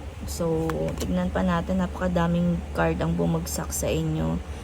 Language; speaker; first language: Filipino; native; Filipino